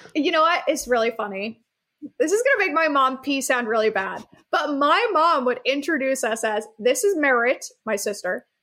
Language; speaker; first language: English; native; English